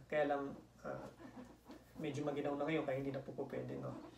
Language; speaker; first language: Filipino; native; Filipino